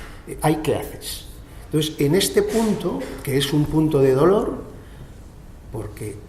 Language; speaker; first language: Spanish; native; Spanish